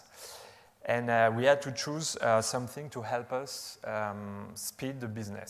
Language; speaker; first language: English; non-native, fluent; French